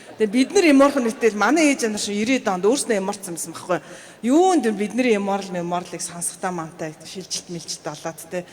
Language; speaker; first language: Mongolian; early bilingual, heritage; Mongolian